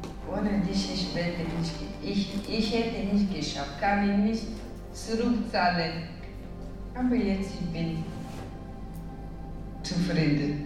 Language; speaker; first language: German; non-native, learner; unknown